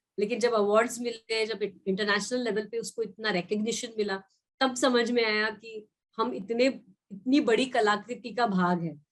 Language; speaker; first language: Hindi; non-native, local second language; Marathi